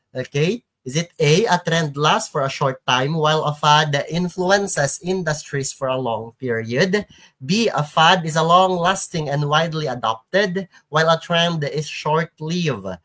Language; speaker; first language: English; non-native, local second language; Filipino